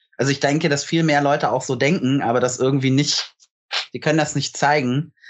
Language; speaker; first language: German; native; German